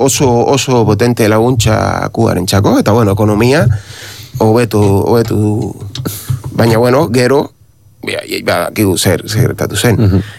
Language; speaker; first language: Basque; non-native, learner; Spanish